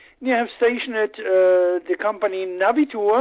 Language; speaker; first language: English; non-native, learner; Luxembourgish